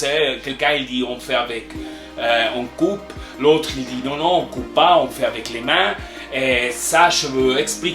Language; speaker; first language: French; non-native, learner; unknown